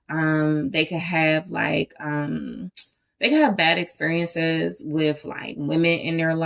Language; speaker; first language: English; native; English